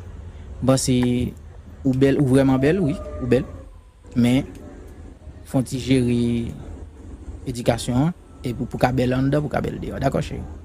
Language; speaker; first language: French; non-native, learner; Haitian Creole